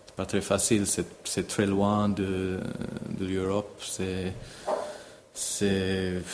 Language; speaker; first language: French; non-native, learner; English